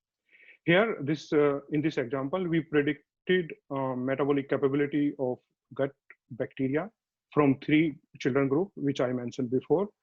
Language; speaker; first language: English; non-native, fluent; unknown